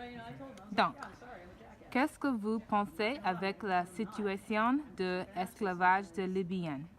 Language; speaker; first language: French; non-native, learner; English